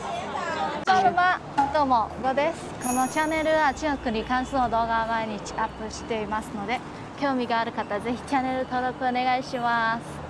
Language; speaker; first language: Japanese; non-native, fluent; Chinese